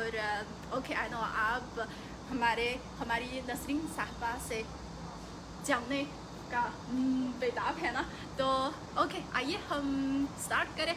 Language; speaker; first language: Hindi; non-native, fluent; Chinese